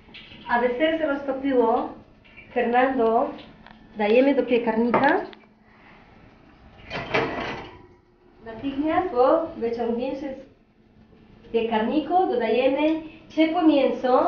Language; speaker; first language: Polish; non-native, fluent; Spanish